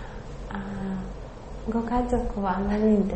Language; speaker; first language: Japanese; non-native, learner; Russian